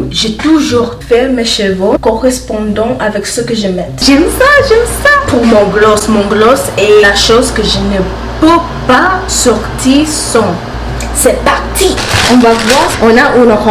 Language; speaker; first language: French; non-native, learner; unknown